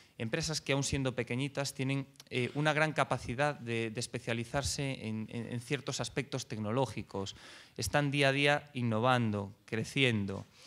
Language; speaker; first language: Spanish; native; Spanish